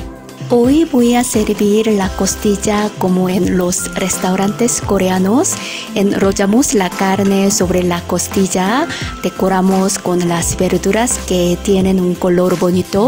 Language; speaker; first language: Spanish; non-native, learner; Korean